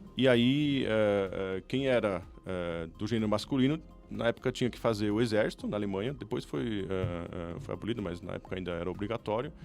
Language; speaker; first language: Portuguese; non-native, fluent; German